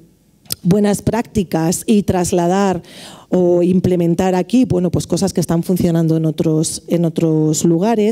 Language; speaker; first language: Spanish; native; Spanish